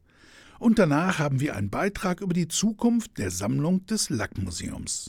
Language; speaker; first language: German; native; German